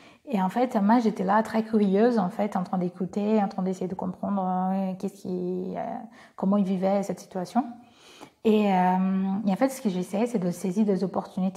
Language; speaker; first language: French; non-native, fluent; Portuguese